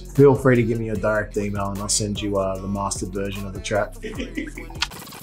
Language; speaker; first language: English; native; English